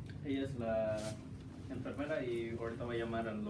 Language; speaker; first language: Spanish; non-native, learner; English